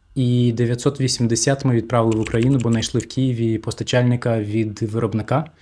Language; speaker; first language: Ukrainian; native; Ukrainian